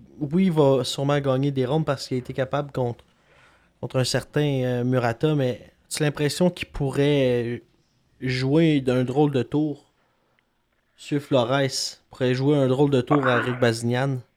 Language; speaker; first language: French; native; French